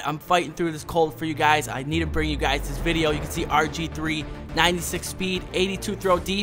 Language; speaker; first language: English; native; English